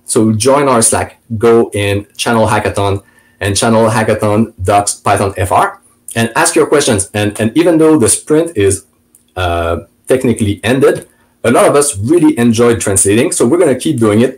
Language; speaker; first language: English; non-native, fluent; French